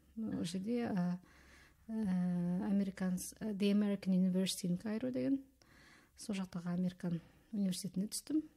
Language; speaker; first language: Kazakh; early bilingual, heritage; Kazakh